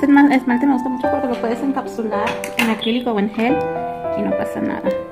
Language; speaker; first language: Spanish; early bilingual, heritage; Spanish